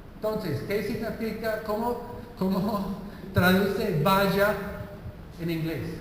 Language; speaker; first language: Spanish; non-native, fluent; English